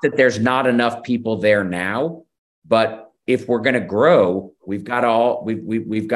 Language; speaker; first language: English; native; English